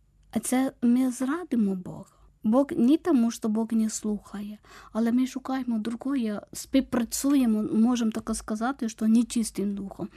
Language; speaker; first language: Ukrainian; non-native, learner; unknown